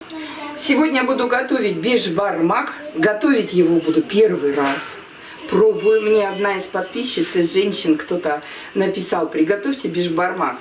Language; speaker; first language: Russian; native; Russian